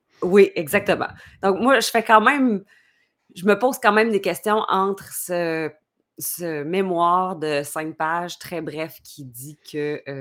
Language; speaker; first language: French; native; French